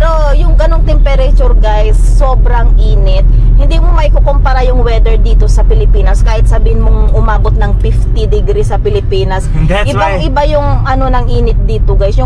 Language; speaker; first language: Filipino; native; Filipino